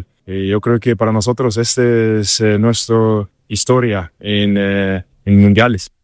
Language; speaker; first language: Spanish; non-native, learner; German